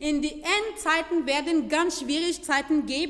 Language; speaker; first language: German; non-native, fluent; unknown